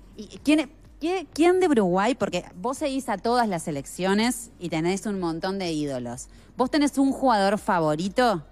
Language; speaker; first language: Spanish; native; Spanish